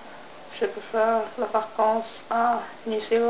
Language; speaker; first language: French; non-native, learner; English